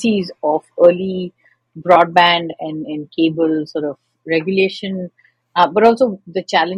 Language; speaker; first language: English; native; English